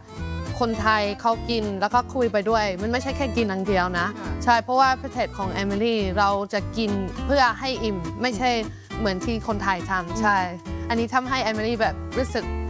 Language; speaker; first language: Thai; non-native, fluent; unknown